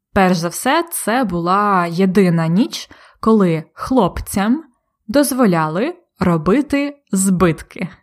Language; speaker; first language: Ukrainian; native; Ukrainian